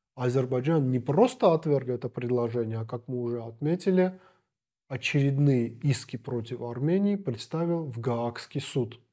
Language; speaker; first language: Russian; non-native, local second language; Armenian